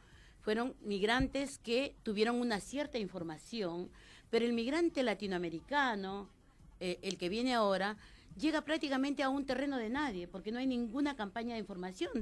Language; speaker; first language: Spanish; native; Spanish